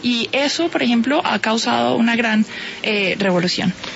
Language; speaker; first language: Spanish; native; Spanish